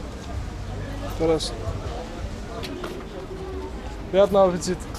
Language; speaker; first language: Russian; non-native, learner; Arabic